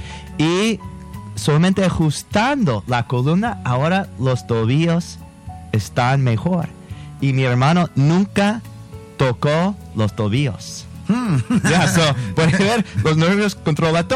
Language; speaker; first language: Spanish; non-native, fluent; English